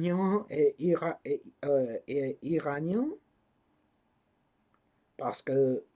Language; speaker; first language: French; non-native, learner; English